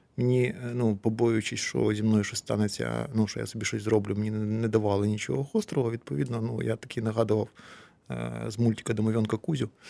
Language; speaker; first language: Ukrainian; non-native, local second language; Russian